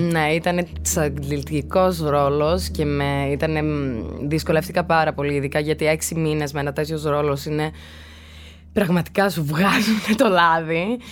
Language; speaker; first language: Greek; early bilingual, heritage; Greek